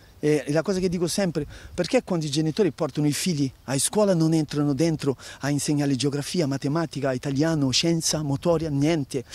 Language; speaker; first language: Italian; non-native, fluent; Portuguese